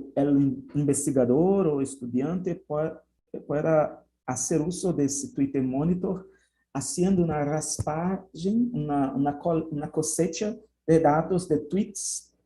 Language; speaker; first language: Spanish; non-native, fluent; Portuguese